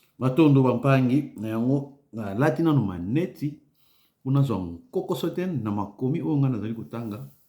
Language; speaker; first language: Lingala; non-native, local second language; Kongo